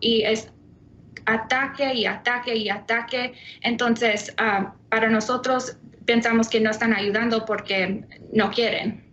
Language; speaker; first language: Spanish; early bilingual, heritage; Spanish